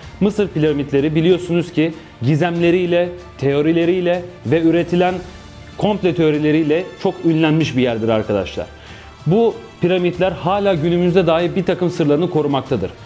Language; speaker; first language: Turkish; native; Turkish